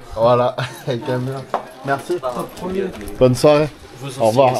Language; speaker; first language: French; native; French